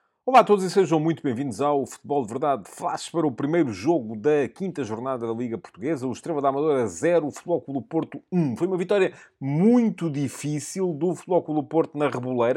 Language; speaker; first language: Portuguese; native; Portuguese